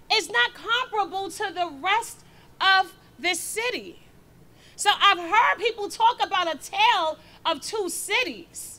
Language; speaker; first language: English; native; English